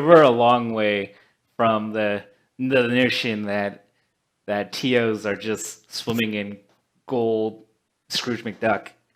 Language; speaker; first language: English; native; English